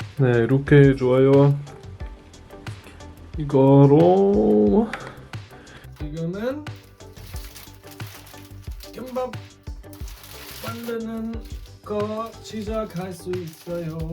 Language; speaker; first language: Korean; non-native, learner; German